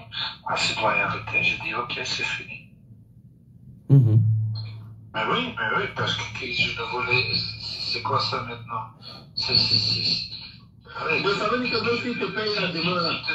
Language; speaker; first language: French; non-native, local second language; Dutch